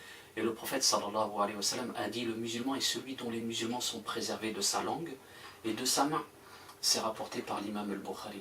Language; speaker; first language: French; native; French